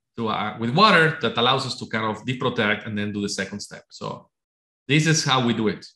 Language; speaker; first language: English; non-native, fluent; Spanish